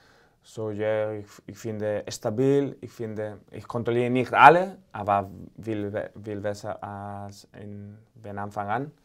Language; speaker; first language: German; non-native, fluent; Spanish